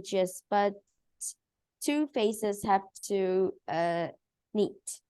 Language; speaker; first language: English; non-native, learner; Vietnamese